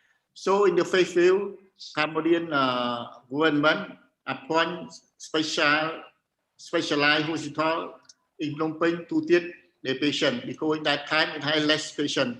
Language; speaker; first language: English; non-native, learner; Khmer